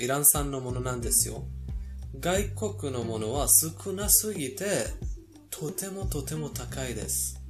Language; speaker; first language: Japanese; non-native, fluent; Persian